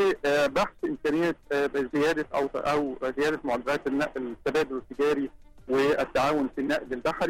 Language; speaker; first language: Arabic; native; Arabic